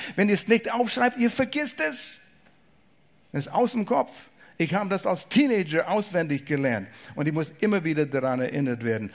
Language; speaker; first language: German; non-native, fluent; English